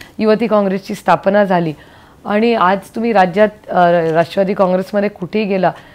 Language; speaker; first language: Marathi; native; Marathi